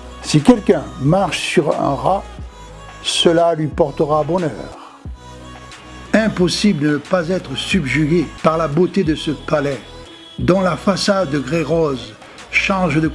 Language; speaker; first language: French; native; French